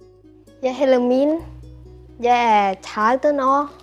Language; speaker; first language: Danish; non-native, learner; Thai